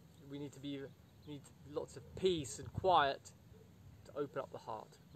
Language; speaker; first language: English; native; English